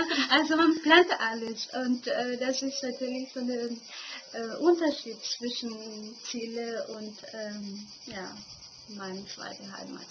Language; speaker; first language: German; non-native, fluent; Spanish